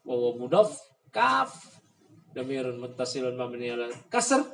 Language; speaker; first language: Arabic; non-native, fluent; Indonesian